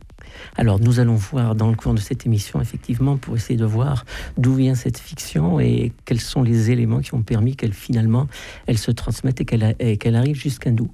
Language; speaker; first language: French; native; French